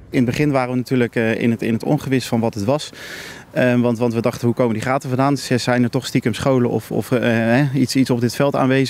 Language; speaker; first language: Dutch; native; Dutch